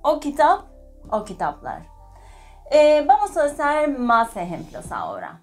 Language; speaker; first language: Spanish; non-native, fluent; Turkish